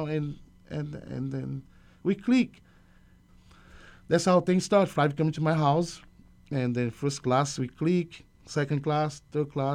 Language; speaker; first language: English; non-native, learner; Portuguese